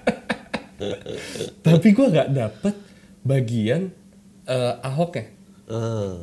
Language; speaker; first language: Indonesian; native; Indonesian